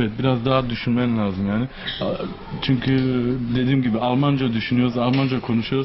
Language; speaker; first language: Turkish; early bilingual, heritage; Turkish